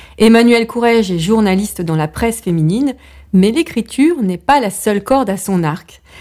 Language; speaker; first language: French; native; French